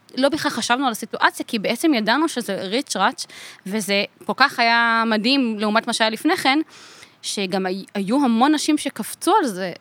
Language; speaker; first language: Hebrew; native; Hebrew